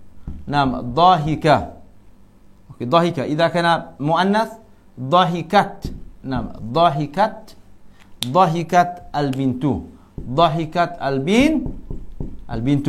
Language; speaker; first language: Arabic; non-native, fluent; Malay